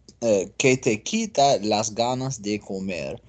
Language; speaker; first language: Spanish; non-native, learner; English